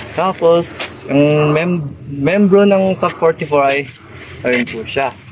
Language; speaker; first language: Filipino; non-native, local second language; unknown